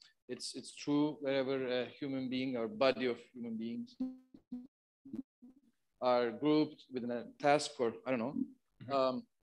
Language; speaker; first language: English; non-native, fluent; Turkish